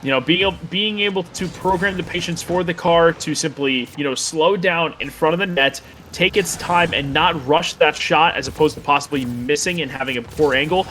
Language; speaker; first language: English; native; English